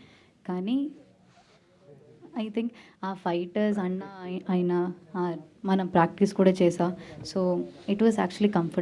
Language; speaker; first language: Telugu; non-native, learner; Malayalam